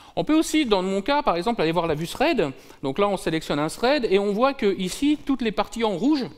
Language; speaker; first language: French; native; French